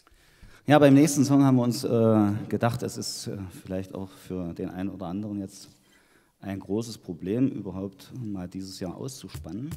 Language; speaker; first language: German; native; German